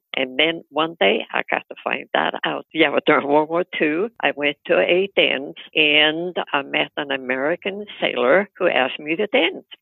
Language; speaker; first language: English; non-native, fluent; Icelandic